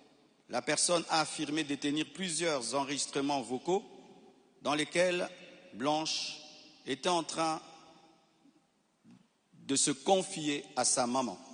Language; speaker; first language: French; non-native, local second language; Lingala